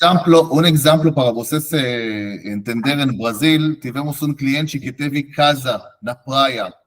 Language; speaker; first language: Portuguese; non-native, fluent; Hebrew